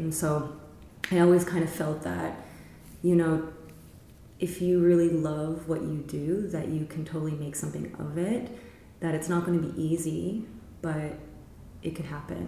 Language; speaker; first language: English; native; English